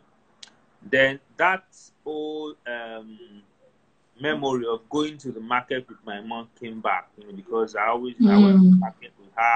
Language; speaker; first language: English; non-native, local second language; Yoruba